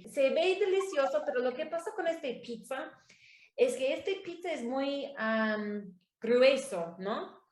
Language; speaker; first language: Spanish; non-native, learner; English